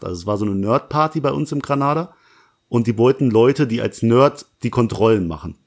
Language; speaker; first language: German; native; German